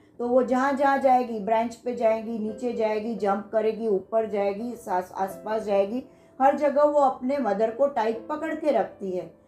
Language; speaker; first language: Hindi; non-native, local second language; Marathi